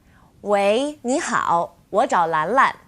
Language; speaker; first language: Chinese; non-native, fluent; English